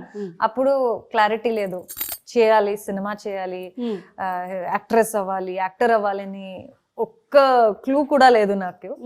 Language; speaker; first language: Telugu; non-native, fluent; Kannada